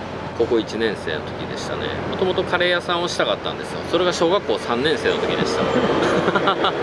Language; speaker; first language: Japanese; native; Japanese